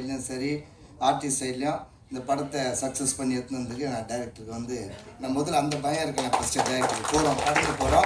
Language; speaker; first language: Tamil; native; Tamil